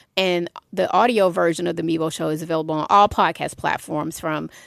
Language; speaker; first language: English; native; English